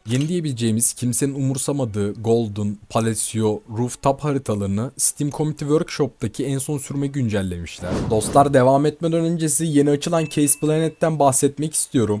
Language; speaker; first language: Turkish; native; Turkish